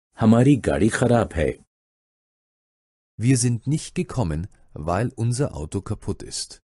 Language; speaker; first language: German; non-native, fluent; Urdu